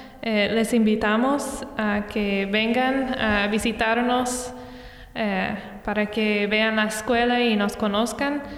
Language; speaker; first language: Spanish; non-native, fluent; English